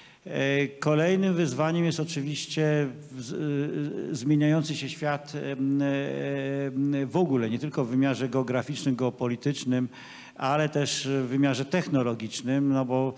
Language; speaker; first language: Polish; native; Polish